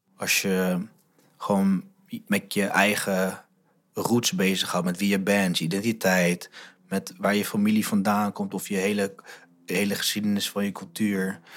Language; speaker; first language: Dutch; native; Dutch